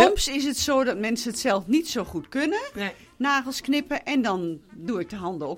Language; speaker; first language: Dutch; native; Dutch